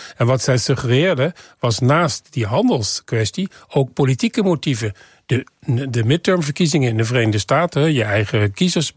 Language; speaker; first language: Dutch; native; Dutch